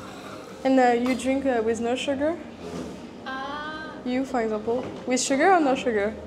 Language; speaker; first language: English; non-native, learner; French